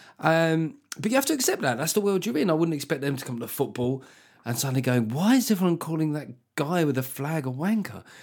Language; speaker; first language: English; native; English